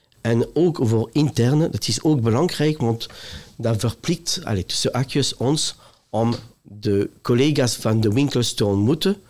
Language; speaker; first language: Dutch; non-native, local second language; French